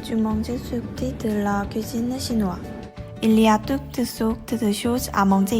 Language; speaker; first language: French; non-native, learner; Korean